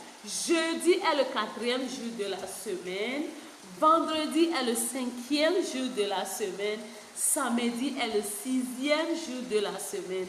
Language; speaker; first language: French; non-native, fluent; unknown